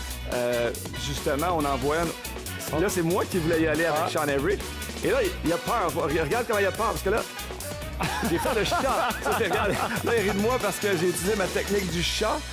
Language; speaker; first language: French; native; French